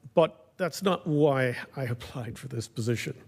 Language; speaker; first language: English; native; English